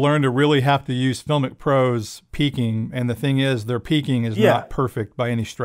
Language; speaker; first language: English; native; English